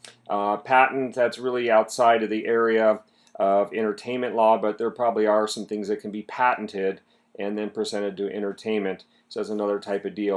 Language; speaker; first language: English; native; English